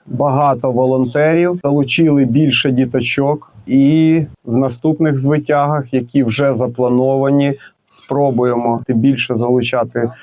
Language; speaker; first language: Ukrainian; native; Ukrainian